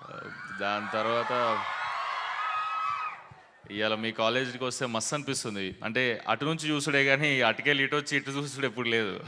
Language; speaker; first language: Telugu; native; Telugu